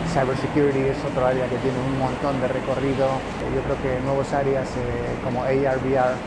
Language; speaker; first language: Spanish; native; Spanish